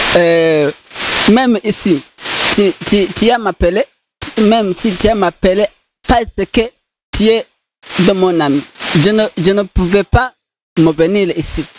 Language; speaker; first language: French; non-native, local second language; Rundi